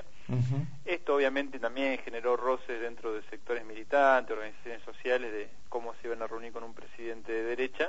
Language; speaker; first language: Spanish; native; Spanish